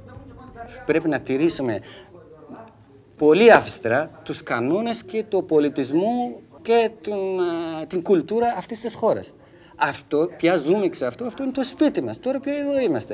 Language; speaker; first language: Greek; non-native, fluent; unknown